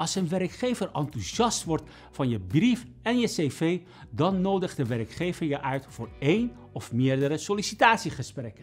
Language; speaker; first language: Dutch; non-native, fluent; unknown